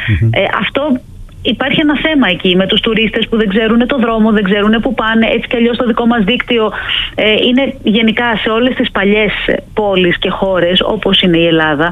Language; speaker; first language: Greek; native; Greek